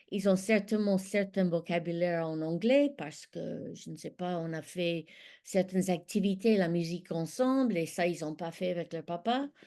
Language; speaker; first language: French; non-native, fluent; English